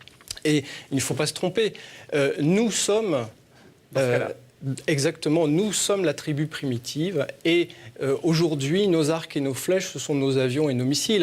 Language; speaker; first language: French; native; French